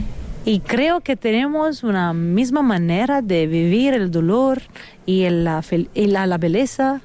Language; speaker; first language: Spanish; non-native, fluent; Italian